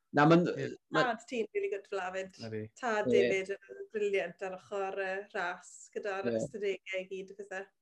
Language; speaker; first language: Welsh; native; Welsh